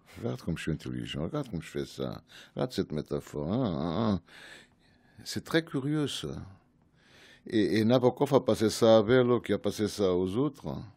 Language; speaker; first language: French; non-native, fluent; Portuguese